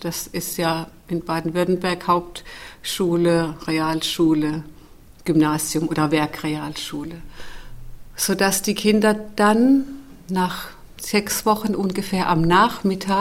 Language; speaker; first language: German; native; German